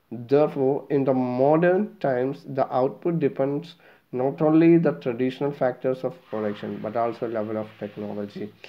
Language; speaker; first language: English; non-native, local second language; Malayalam